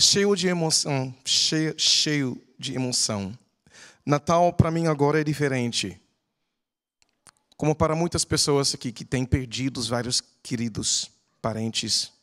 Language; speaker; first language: Portuguese; non-native, fluent; English